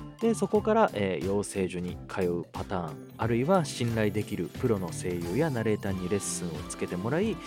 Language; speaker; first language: Japanese; native; Japanese